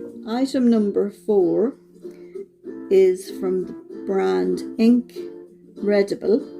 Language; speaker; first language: English; native; English